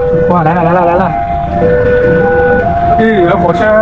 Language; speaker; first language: Chinese; native; Chinese